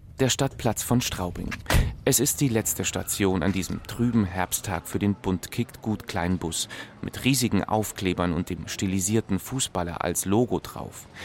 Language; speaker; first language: German; native; German